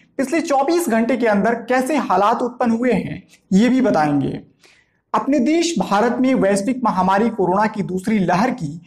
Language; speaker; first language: Hindi; native; Hindi